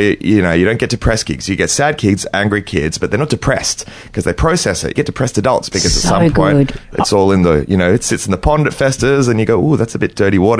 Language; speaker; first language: English; native; English